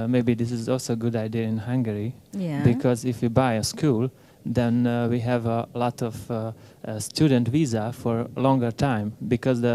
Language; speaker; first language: English; non-native, learner; Hungarian